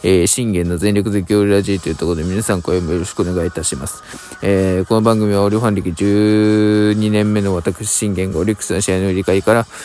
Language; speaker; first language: Japanese; native; Japanese